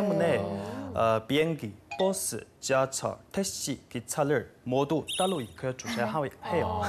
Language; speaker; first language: Korean; non-native, fluent; Chinese